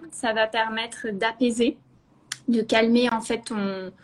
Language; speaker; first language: French; native; French